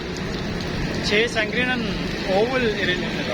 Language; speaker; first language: Korean; non-native, learner; Punjabi